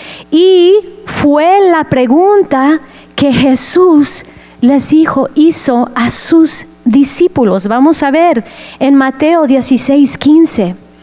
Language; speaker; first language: Spanish; non-native, fluent; English